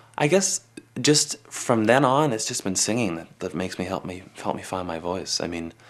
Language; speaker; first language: English; native; English